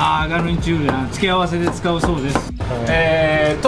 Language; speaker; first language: Japanese; native; Japanese